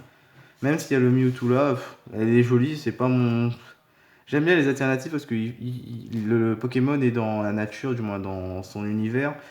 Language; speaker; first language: French; native; French